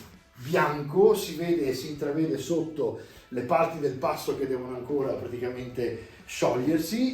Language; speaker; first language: Italian; native; Italian